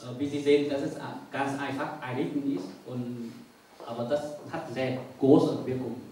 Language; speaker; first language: German; non-native, learner; Vietnamese